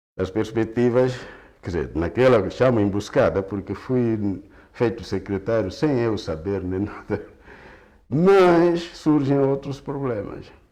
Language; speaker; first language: Portuguese; non-native, local second language; Kongo